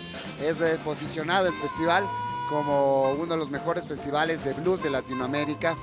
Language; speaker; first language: Spanish; native; Spanish